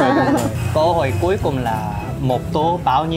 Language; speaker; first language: Vietnamese; non-native, fluent; Korean